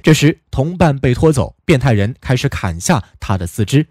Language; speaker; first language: Chinese; native; Chinese